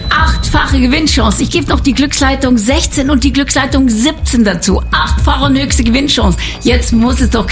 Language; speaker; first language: German; native; German